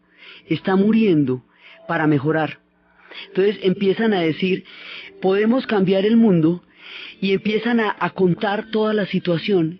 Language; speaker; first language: Spanish; native; Spanish